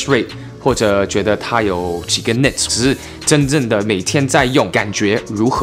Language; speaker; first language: Chinese; early bilingual, heritage; English